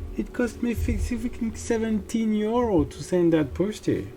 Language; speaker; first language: English; non-native, fluent; French